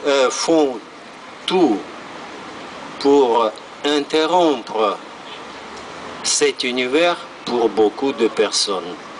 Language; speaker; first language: French; non-native, fluent; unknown